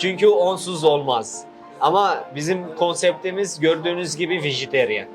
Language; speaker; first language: Turkish; non-native, fluent; Arabic